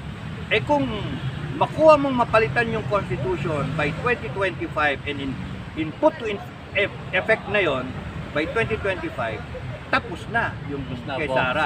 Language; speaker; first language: Filipino; native; Filipino